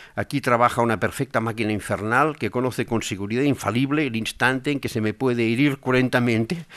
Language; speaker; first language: Spanish; non-native, local second language; Catalan